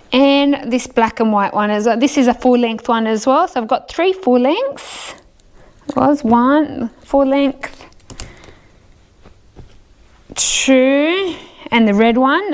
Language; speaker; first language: English; native; English